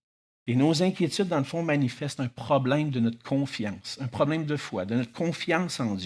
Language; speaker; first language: French; native; French